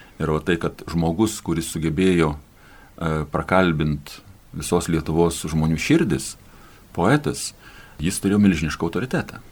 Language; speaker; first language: Lithuanian; native; Lithuanian